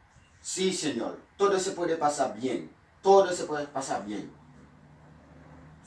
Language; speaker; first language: Spanish; non-native, learner; Haitian Creole